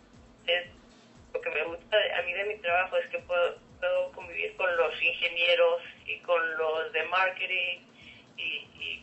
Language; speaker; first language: Spanish; early bilingual, heritage; Spanish